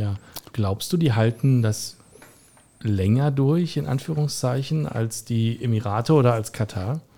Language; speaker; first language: German; native; German